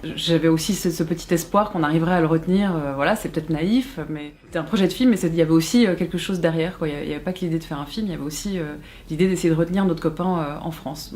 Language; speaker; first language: French; native; French